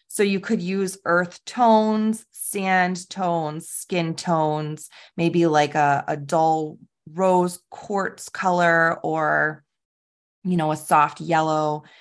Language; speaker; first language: English; native; English